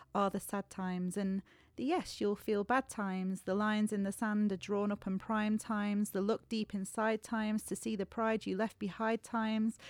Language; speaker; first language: English; native; English